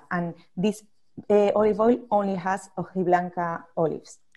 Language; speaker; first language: English; non-native, fluent; Spanish